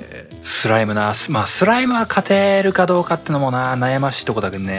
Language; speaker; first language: Japanese; native; Japanese